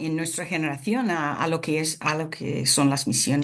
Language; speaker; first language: Spanish; non-native, fluent; English